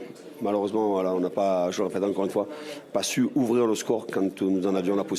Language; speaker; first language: French; native; French